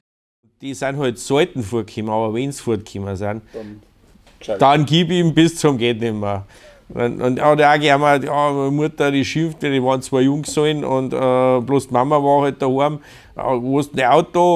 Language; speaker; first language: German; native; German